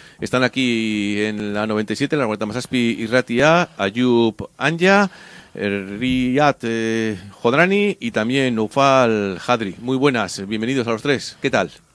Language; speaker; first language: Spanish; native; Spanish